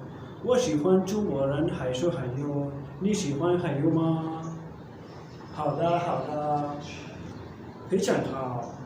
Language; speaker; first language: Chinese; non-native, learner; Urdu